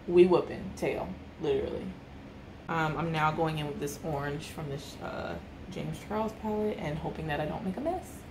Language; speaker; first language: English; native; English